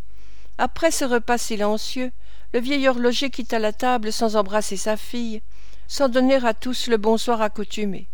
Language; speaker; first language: French; native; French